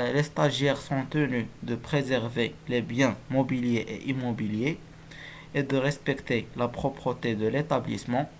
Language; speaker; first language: French; non-native, local second language; Arabic